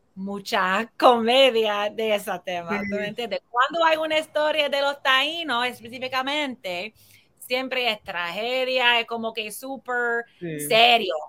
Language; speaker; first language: Spanish; early bilingual, heritage; Spanish